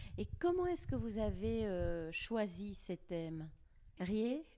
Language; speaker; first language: French; native; French